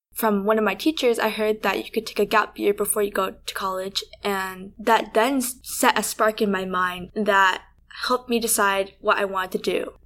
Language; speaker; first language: English; early bilingual, other home language; Vietnamese